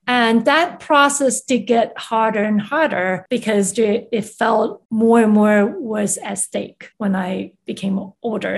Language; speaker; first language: English; non-native, fluent; Chinese